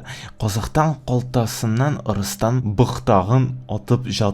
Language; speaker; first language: Kazakh; non-native, learner; Tatar